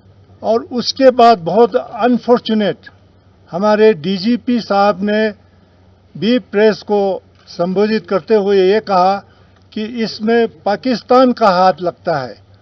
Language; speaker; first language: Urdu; non-native, local second language; Ladakhi